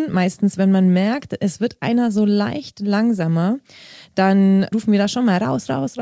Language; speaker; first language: German; native; German